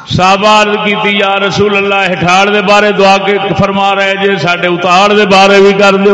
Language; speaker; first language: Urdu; non-native, local second language; Punjabi